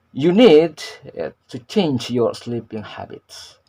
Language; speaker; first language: English; non-native, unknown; Indonesian